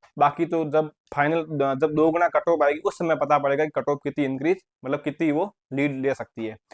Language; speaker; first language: Hindi; native; Hindi